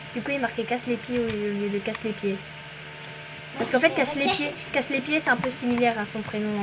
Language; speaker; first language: French; native; French